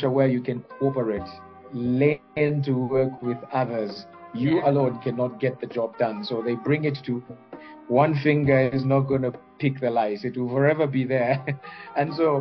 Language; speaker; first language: English; non-native, local second language; Bemba